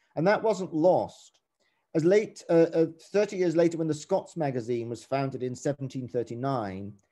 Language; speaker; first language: English; native; English